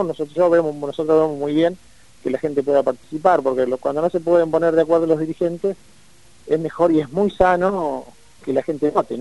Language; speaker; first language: Spanish; native; Spanish